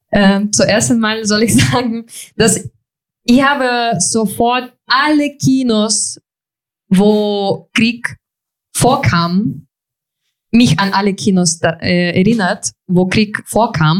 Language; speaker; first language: German; non-native, fluent; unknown